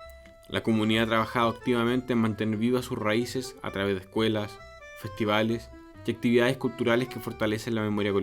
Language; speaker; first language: Spanish; native; Spanish